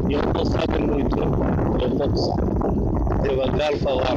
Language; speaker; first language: Portuguese; non-native, learner; Bulgarian